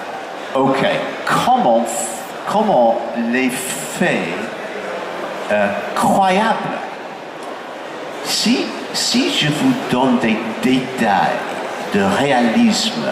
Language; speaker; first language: French; non-native, fluent; English